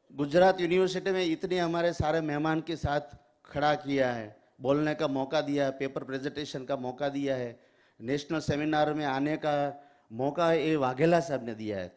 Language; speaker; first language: Hindi; non-native, local second language; Gujarati